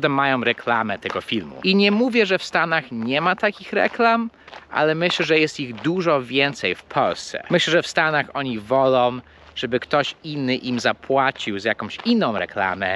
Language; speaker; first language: Polish; non-native, fluent; English